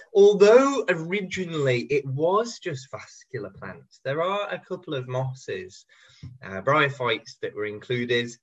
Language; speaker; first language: English; native; English